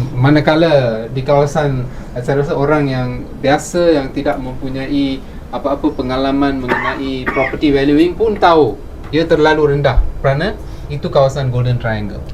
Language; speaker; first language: Malay; non-native, local second language; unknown